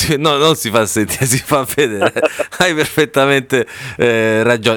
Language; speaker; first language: Italian; native; Italian